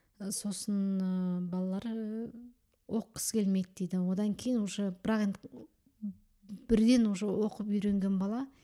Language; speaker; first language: Kazakh; early bilingual, heritage; Kazakh